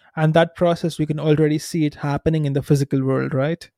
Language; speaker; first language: English; non-native, local second language; Hindi